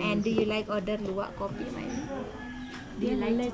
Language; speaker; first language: English; non-native, learner; Balinese